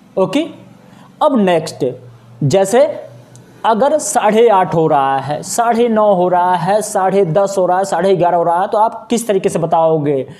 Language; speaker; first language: Hindi; native; Hindi